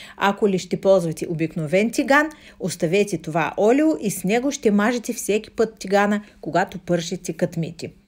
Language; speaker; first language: Bulgarian; non-native, fluent; Russian